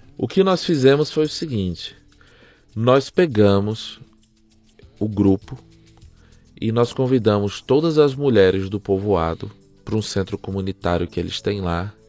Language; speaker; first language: Portuguese; native; Portuguese